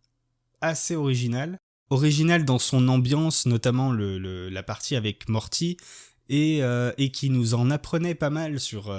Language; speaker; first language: French; native; French